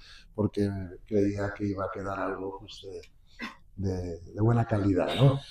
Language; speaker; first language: Spanish; native; Spanish